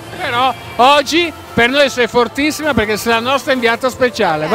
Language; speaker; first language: Italian; native; Italian